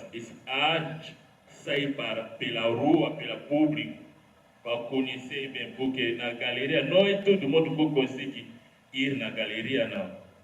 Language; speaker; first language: Portuguese; non-native, learner; Lingala